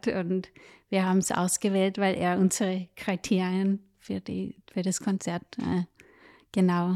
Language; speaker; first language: German; non-native, fluent; English